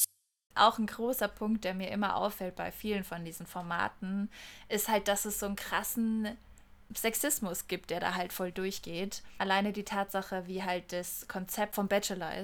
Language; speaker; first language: German; native; German